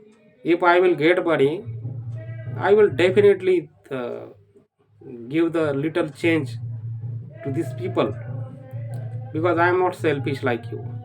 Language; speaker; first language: English; non-native, learner; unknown